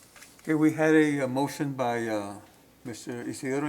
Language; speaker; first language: English; native; English